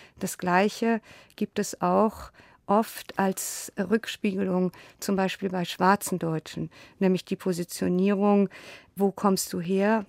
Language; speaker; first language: German; native; German